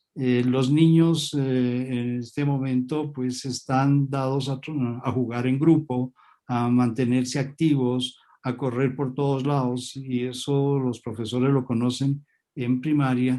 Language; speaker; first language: Spanish; native; Spanish